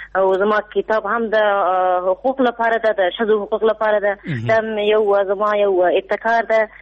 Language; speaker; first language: Pashto; non-native, local second language; Persian